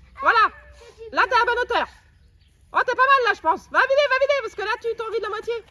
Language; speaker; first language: French; native; French